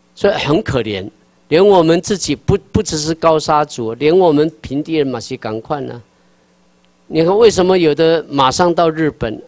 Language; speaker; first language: Chinese; non-native, local second language; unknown